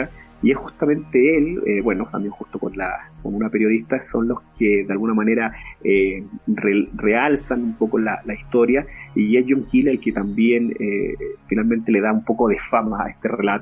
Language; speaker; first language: Spanish; native; Spanish